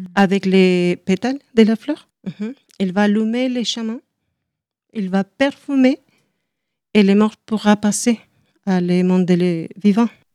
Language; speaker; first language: French; non-native, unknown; Spanish